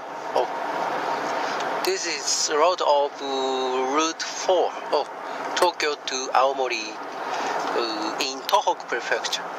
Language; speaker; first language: English; non-native, learner; Japanese